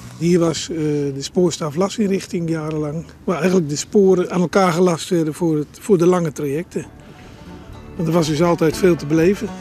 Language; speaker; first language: Dutch; native; Dutch